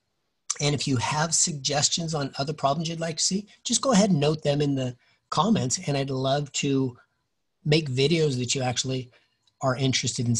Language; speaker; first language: English; native; English